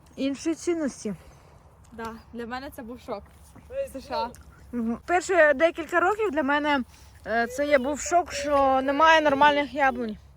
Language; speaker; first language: Ukrainian; native; Ukrainian